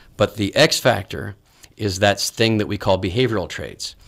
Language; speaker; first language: English; native; English